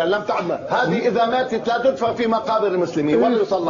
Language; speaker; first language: Arabic; native; Arabic